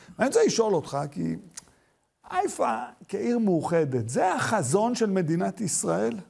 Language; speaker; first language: Hebrew; native; Hebrew